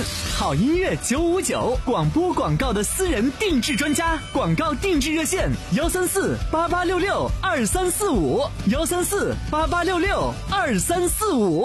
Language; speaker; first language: Chinese; native; Chinese